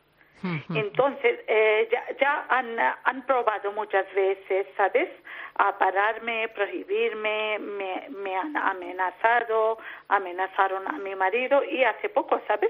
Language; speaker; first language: Spanish; non-native, learner; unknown